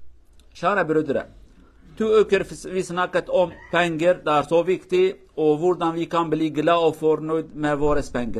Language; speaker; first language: Norwegian; non-native, learner; Kurdish